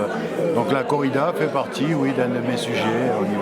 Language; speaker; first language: French; native; French